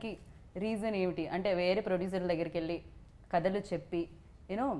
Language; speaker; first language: Telugu; native; Telugu